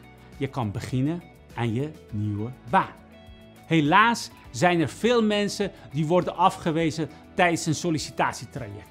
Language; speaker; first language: Dutch; non-native, fluent; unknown